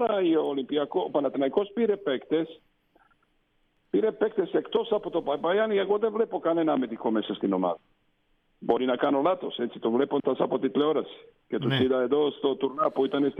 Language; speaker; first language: Greek; non-native, fluent; Slovenian